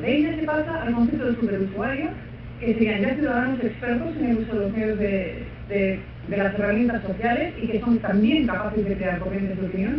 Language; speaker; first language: Spanish; native; Spanish